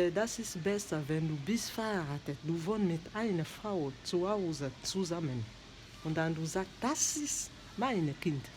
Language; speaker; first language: German; non-native, learner; French